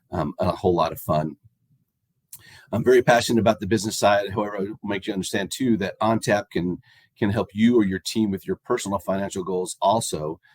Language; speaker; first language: English; native; English